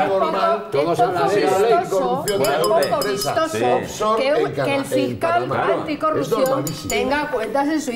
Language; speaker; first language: Spanish; native; Spanish